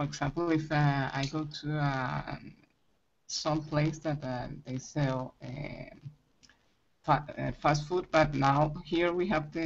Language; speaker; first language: English; non-native, learner; Spanish